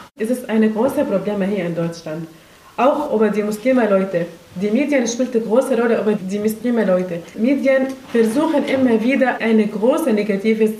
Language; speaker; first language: German; non-native, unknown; Arabic